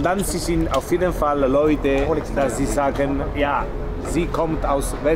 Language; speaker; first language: German; non-native, learner; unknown